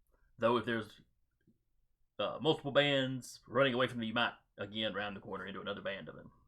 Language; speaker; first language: English; native; English